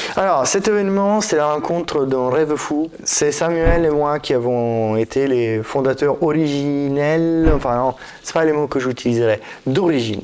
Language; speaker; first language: French; non-native, fluent; Italian